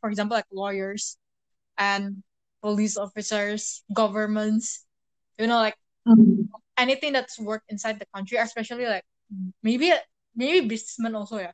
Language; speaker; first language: English; non-native, fluent; Indonesian